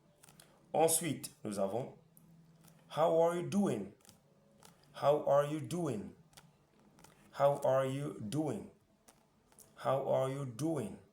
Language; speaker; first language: English; non-native, fluent; French